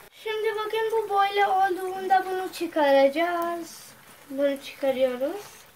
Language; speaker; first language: Turkish; non-native, fluent; Urdu